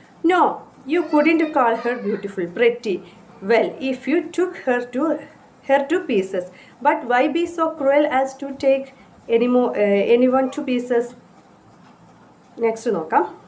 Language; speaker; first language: English; non-native, local second language; Malayalam